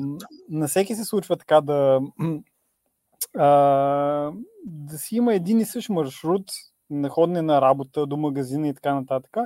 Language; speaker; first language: Bulgarian; native; Bulgarian